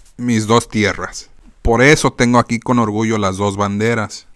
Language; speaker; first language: Spanish; native; Spanish